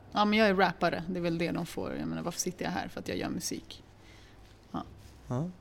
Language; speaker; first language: Swedish; early bilingual, other home language; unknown